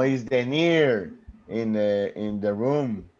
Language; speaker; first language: English; non-native, learner; Spanish